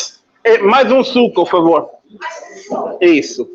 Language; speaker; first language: Portuguese; non-native, learner; English